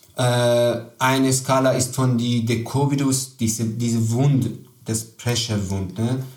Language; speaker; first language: German; non-native, learner; Persian